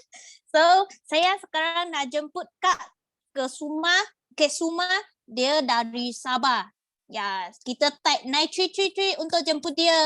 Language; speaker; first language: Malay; non-native, local second language; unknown